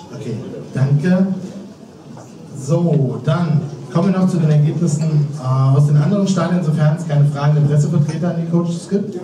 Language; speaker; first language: German; native; German